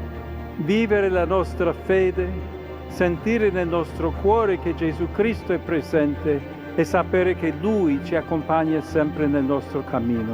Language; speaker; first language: Italian; non-native, fluent; English